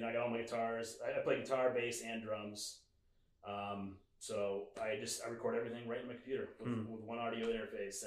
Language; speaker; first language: English; native; English